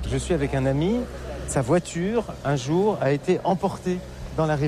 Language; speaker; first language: French; native; French